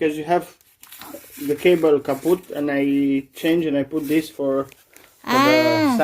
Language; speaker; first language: English; non-native, learner; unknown